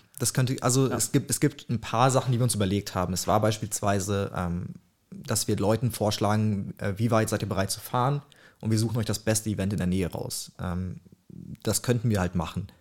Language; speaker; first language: German; early bilingual, other home language; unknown